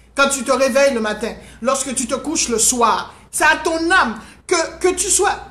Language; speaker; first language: French; non-native, local second language; Haitian Creole